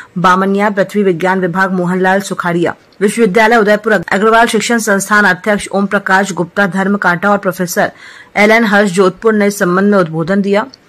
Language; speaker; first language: Hindi; native; Hindi